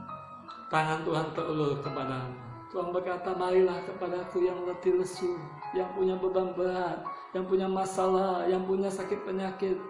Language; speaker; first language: Indonesian; native; Indonesian